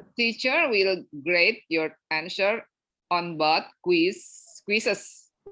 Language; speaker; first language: English; non-native, learner; Indonesian